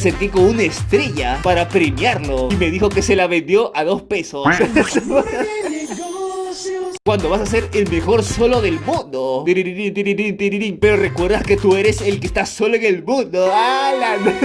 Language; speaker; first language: Spanish; native; Spanish